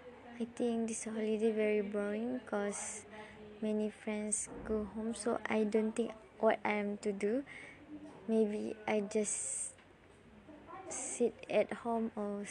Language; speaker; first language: English; non-native, learner; Malay